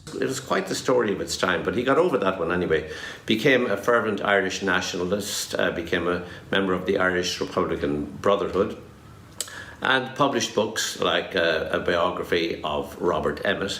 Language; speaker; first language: English; native; English